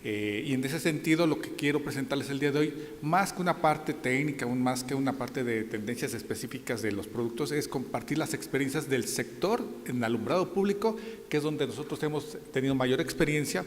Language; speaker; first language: Spanish; native; Spanish